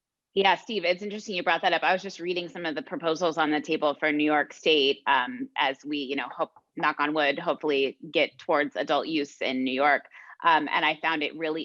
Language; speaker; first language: English; native; English